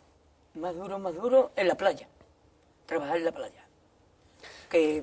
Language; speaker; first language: Spanish; native; Spanish